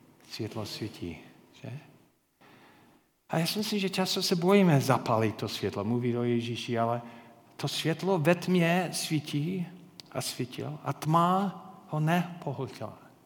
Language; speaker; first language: Czech; non-native, fluent; English